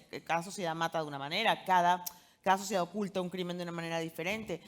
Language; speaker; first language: Spanish; native; Spanish